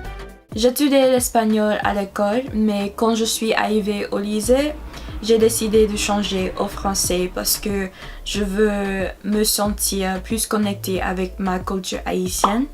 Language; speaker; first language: French; non-native, learner; English